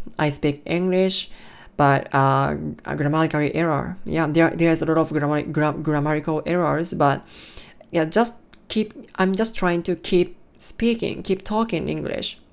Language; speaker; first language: English; non-native, learner; Japanese